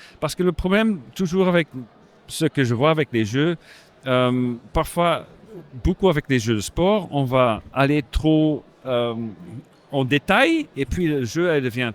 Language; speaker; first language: French; non-native, local second language; Dutch